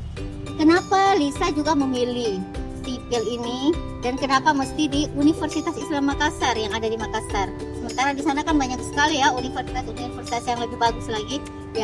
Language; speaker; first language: Indonesian; native; Indonesian